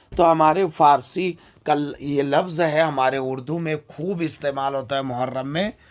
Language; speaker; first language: Urdu; native; Urdu